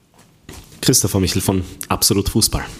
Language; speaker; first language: German; native; German